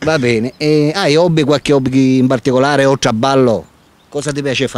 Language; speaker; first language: Italian; native; Italian